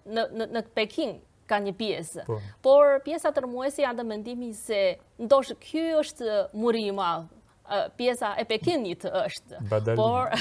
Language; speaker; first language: Albanian; non-native, fluent; Chinese